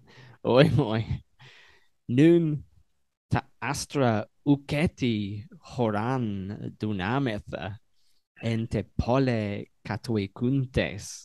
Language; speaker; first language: Greek; non-native, learner; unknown